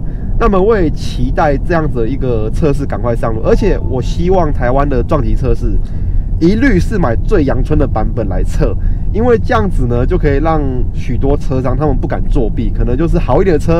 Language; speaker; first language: Chinese; native; Chinese